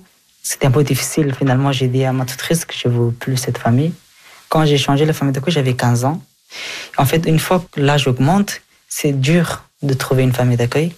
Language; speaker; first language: French; early bilingual, other home language; Persian